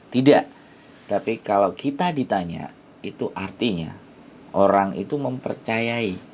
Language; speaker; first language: Indonesian; non-native, local second language; Javanese